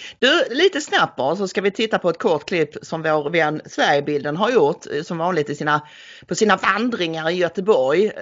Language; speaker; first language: Swedish; native; Swedish